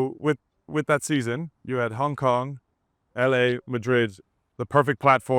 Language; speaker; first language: English; native; English